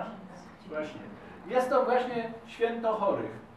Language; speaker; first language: Polish; native; Polish